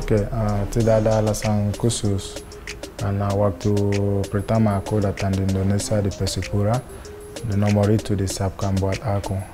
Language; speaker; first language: Indonesian; non-native, fluent; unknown